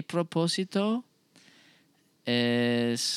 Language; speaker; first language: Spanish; non-native, learner; English